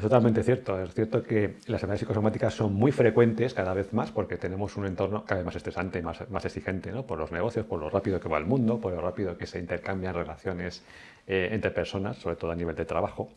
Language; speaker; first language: Spanish; native; Spanish